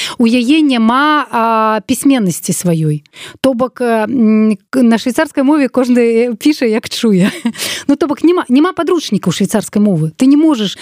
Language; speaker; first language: Belarusian; non-native, local second language; Russian